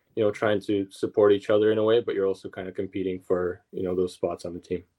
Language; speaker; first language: English; early bilingual, other home language; Russian